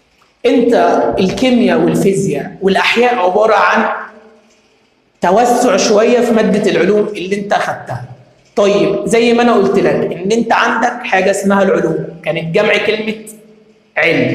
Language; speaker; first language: Arabic; native; Arabic